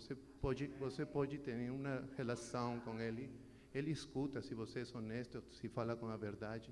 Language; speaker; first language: Portuguese; non-native, learner; Spanish